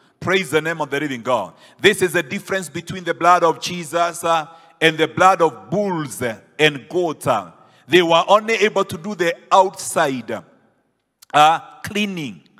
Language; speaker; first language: English; non-native, local second language; Swahili